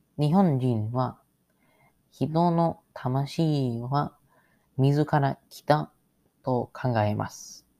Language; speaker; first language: Japanese; non-native, learner; English